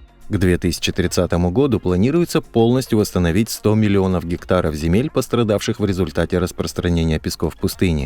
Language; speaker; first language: Russian; native; Russian